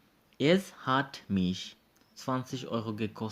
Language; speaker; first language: German; non-native, learner; Bangla